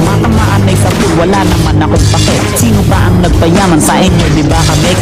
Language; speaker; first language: Filipino; native; Filipino